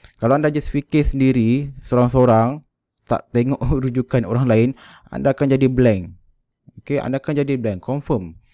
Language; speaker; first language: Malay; native; Malay